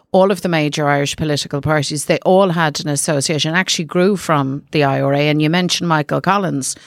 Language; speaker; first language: English; native; English